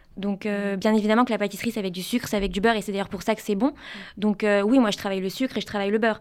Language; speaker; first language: French; native; French